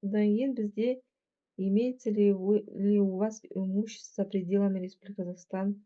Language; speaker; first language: Russian; non-native, local second language; Kazakh